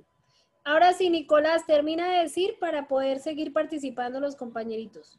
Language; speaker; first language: Spanish; native; Spanish